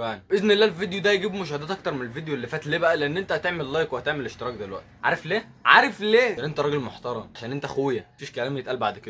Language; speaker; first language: Arabic; native; Arabic